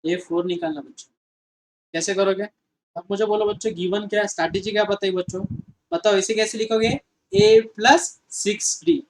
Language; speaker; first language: Hindi; non-native, local second language; Marathi